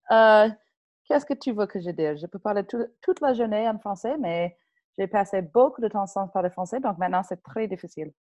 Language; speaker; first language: French; non-native, fluent; English